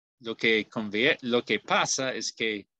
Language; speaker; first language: Spanish; non-native, learner; English